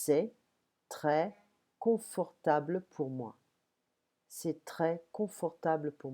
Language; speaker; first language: French; non-native, fluent; English